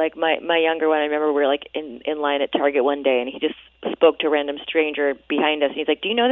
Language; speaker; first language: English; native; English